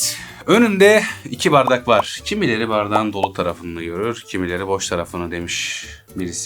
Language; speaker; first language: Turkish; native; Turkish